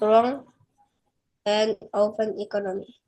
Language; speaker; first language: English; non-native, learner; Indonesian